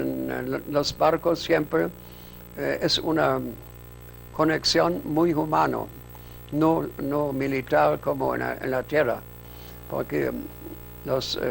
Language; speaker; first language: Spanish; non-native, fluent; German